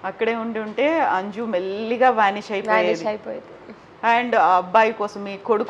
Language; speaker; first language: Telugu; native; Telugu